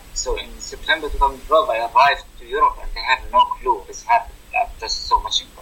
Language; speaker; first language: English; non-native, fluent; Arabic